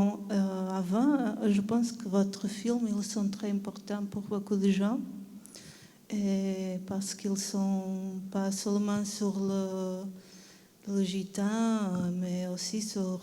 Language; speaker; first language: French; non-native, learner; Portuguese